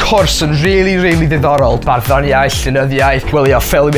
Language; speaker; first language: Welsh; non-native, local second language; English